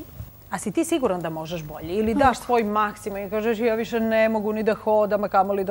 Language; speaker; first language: Serbian; native; Serbian